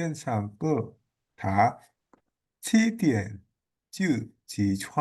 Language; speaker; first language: Chinese; non-native, learner; Indonesian